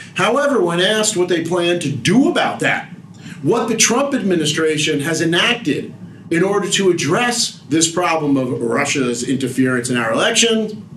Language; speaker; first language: English; native; English